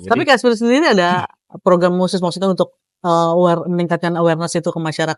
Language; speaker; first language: Indonesian; native; Indonesian